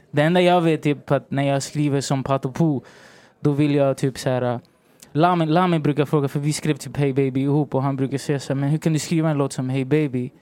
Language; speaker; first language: Swedish; early bilingual, other home language; Spanish